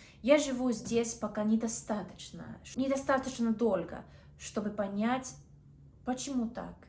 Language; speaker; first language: Russian; non-native, fluent; English